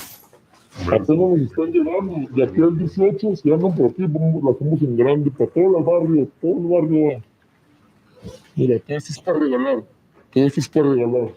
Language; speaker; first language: Spanish; native; Spanish